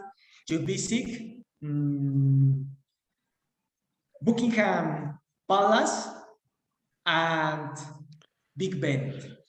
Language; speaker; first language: English; non-native, learner; Spanish